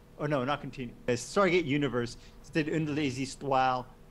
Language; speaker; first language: French; non-native, learner; English